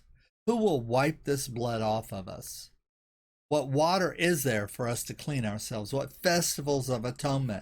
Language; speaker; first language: English; native; English